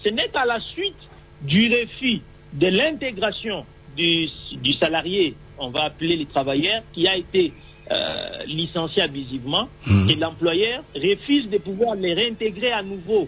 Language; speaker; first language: French; non-native, local second language; Swahili